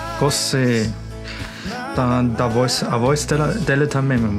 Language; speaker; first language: Portuguese; non-native, fluent; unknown